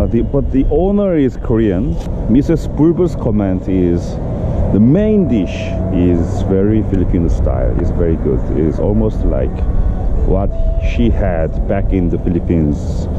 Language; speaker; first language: English; non-native, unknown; Korean